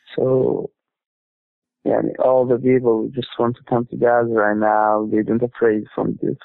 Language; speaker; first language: English; non-native, learner; Arabic